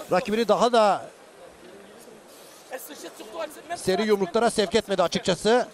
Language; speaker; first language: Turkish; native; Turkish